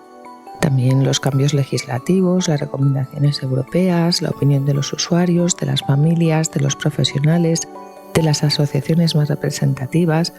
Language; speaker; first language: Spanish; native; Spanish